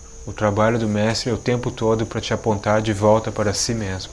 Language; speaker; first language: Portuguese; native; Portuguese